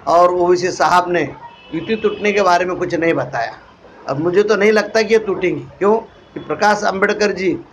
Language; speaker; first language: Hindi; non-native, local second language; Marathi